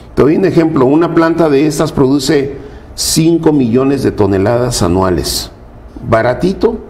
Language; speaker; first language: Spanish; native; Spanish